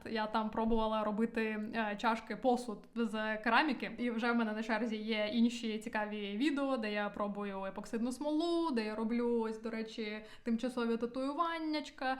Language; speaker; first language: Ukrainian; non-native, local second language; Russian